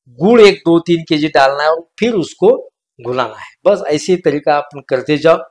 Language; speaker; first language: Hindi; non-native, local second language; Marathi